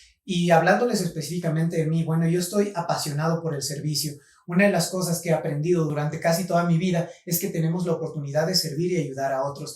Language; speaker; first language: Spanish; native; Spanish